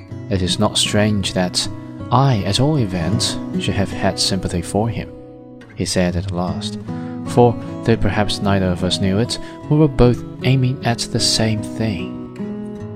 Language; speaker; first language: English; non-native, fluent; Chinese